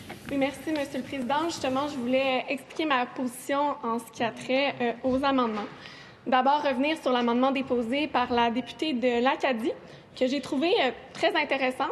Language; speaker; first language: French; native; French